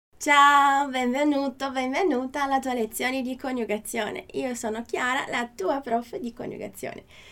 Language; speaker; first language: Italian; non-native, fluent; Portuguese